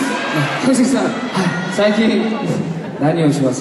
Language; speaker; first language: Japanese; non-native, learner; Korean